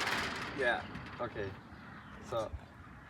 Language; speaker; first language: Danish; early bilingual, other home language; Tamil